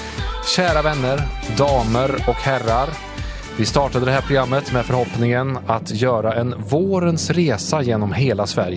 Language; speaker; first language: Swedish; native; Swedish